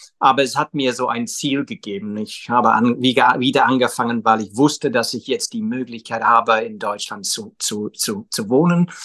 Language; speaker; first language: German; non-native, fluent; English